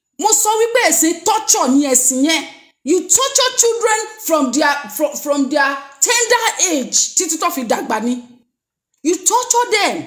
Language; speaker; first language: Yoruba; native; Yoruba